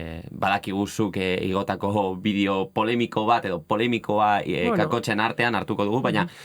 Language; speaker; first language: Basque; native; Basque